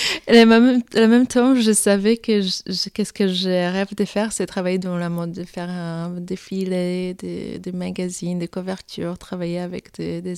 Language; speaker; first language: French; non-native, fluent; Polish